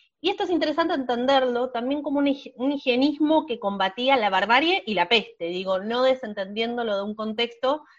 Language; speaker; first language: Spanish; native; Spanish